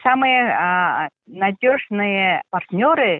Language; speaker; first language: Russian; non-native, fluent; Mongolian